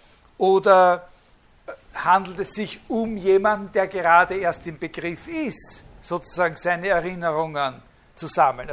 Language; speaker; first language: German; native; German